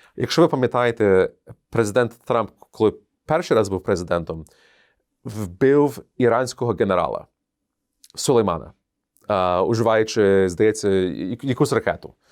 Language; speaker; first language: Ukrainian; early bilingual, heritage; Ukrainian